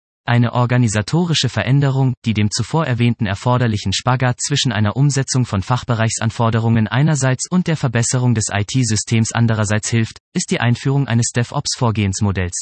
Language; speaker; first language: German; native; German